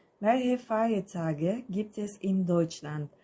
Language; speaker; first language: German; non-native, fluent; Turkish